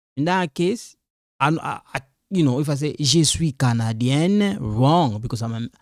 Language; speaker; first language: English; non-native, fluent; Lingala